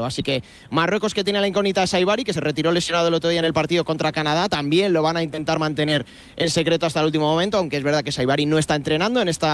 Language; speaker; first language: Spanish; native; Spanish